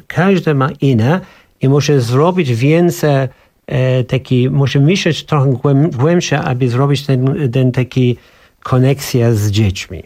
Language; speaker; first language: Polish; non-native, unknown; English